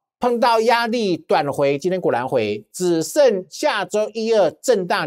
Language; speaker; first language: Chinese; native; Chinese